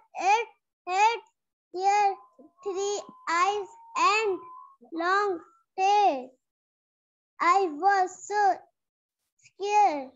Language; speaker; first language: English; non-native, learner; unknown